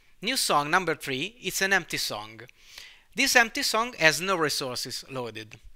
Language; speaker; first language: English; non-native, fluent; Italian